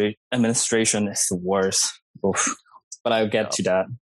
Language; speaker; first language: English; non-native, fluent; Cantonese